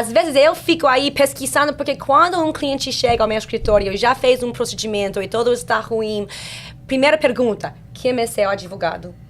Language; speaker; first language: Portuguese; non-native, fluent; English